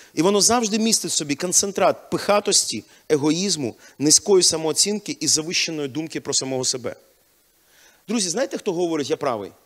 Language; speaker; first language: Ukrainian; non-native, local second language; Russian